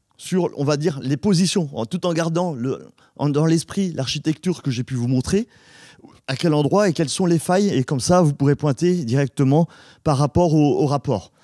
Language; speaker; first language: French; native; French